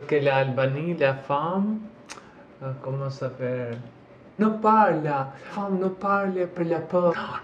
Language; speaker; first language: French; non-native, learner; Albanian